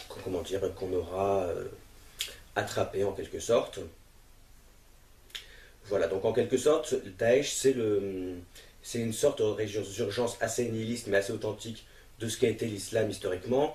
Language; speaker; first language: French; native; French